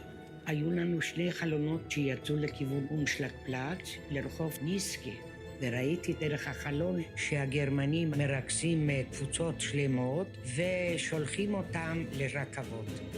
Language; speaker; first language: Hebrew; early bilingual, other home language; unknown